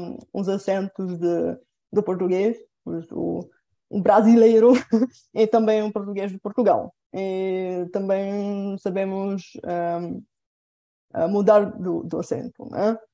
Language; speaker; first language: Portuguese; non-native, fluent; Bulgarian